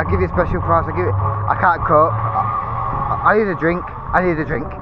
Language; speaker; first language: English; native; English